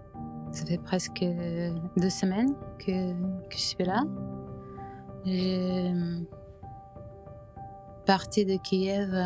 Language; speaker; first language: French; non-native, fluent; Ukrainian